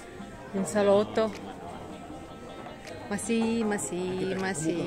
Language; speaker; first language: Italian; non-native, learner; Russian